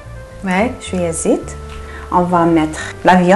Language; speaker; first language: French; non-native, local second language; Arabic